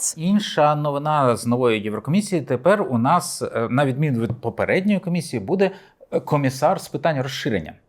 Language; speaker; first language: Ukrainian; native; Ukrainian